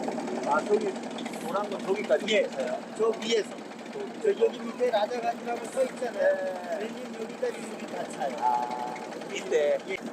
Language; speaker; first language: Korean; non-native, fluent; Hindi